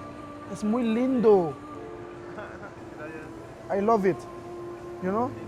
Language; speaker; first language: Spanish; non-native, learner; Haitian Creole